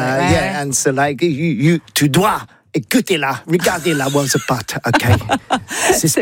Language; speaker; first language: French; non-native, learner; English